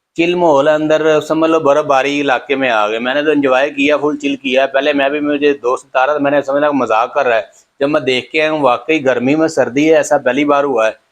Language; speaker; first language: Urdu; non-native, local second language; Punjabi